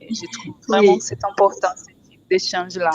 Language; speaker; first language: French; non-native, fluent; Portuguese